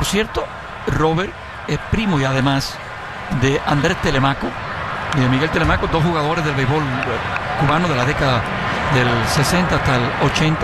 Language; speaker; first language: Spanish; native; Spanish